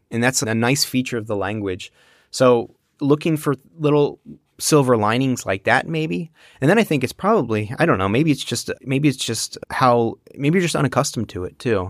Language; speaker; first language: English; native; English